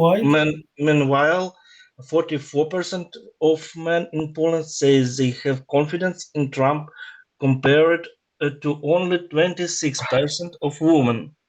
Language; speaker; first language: English; non-native, learner; Ukrainian